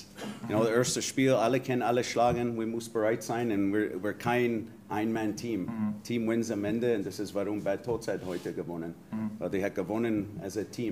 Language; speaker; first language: German; non-native, fluent; English